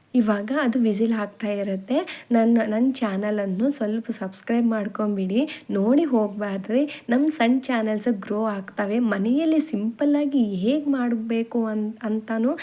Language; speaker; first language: Kannada; non-native, local second language; Telugu